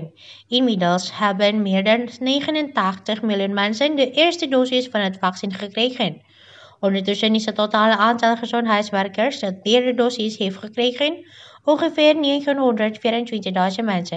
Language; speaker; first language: Dutch; non-native, learner; Indonesian